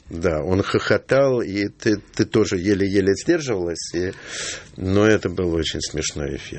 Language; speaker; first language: Russian; native; Russian